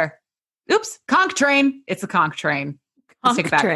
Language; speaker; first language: English; native; English